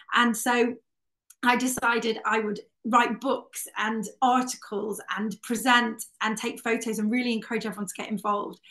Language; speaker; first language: English; native; English